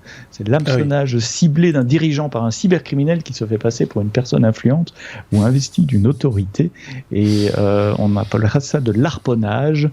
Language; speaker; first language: French; native; French